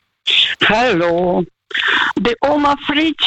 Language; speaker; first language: German; non-native, fluent; Russian